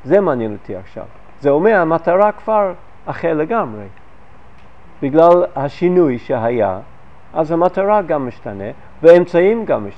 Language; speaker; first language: Hebrew; non-native, fluent; English